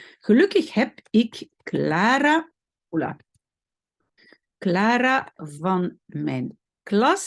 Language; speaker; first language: Dutch; non-native, fluent; French